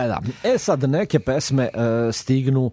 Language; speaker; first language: Serbian; native; Serbian